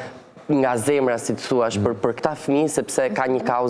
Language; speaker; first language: Albanian; native; Albanian